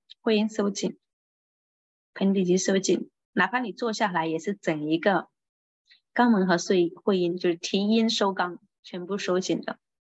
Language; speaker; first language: Chinese; native; Chinese